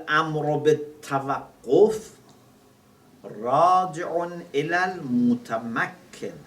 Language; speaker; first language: Arabic; non-native, fluent; Persian